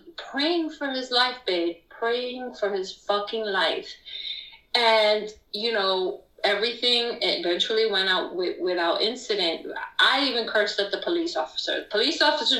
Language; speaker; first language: English; non-native, fluent; Spanish